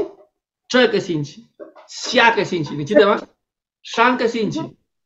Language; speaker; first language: Chinese; non-native, fluent; Spanish